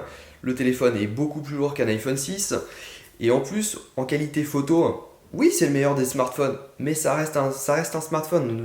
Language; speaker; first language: French; native; French